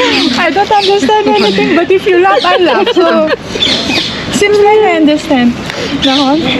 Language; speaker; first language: English; non-native, learner; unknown